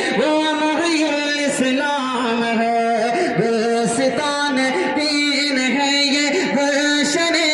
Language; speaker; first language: Urdu; native; Urdu